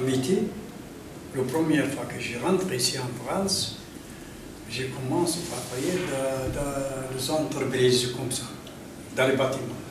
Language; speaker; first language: French; non-native, learner; Arabic